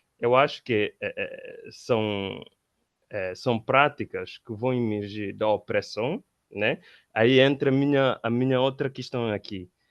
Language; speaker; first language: Portuguese; non-native, local second language; Upper Guinea Crioulo